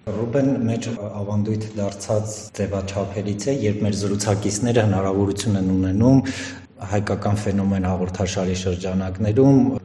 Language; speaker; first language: Armenian; native; Armenian